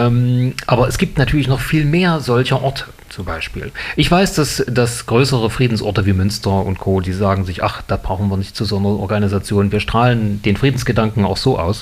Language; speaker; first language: German; native; German